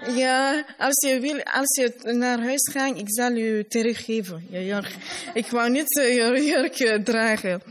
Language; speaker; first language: Dutch; non-native, learner; Fula